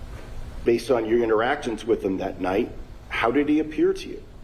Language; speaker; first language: English; native; English